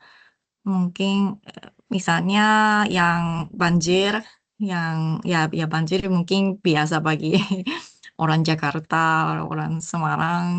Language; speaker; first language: Indonesian; non-native, learner; Japanese